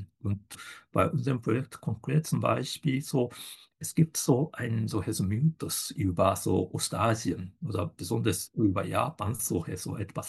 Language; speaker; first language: German; non-native, fluent; Japanese